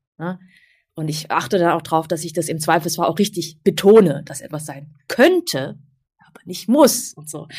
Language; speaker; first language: German; early bilingual, other home language; Vietnamese